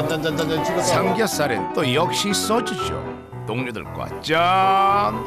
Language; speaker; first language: Korean; native; Korean